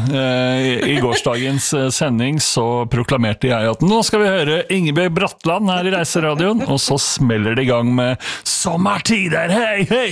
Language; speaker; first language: Norwegian; native; Norwegian